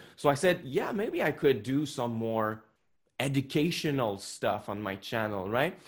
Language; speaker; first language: English; non-native, fluent; French